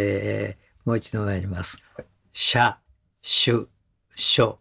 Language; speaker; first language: Japanese; native; Japanese